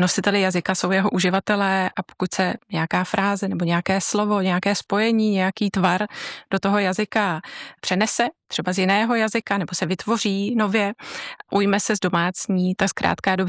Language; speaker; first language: Czech; native; Czech